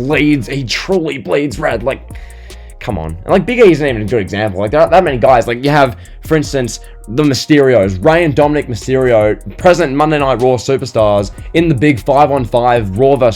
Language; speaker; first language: English; native; English